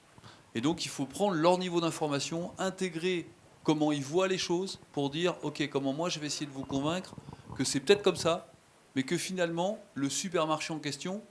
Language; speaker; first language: French; native; French